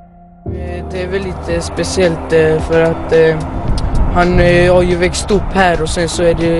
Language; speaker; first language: Swedish; native; Swedish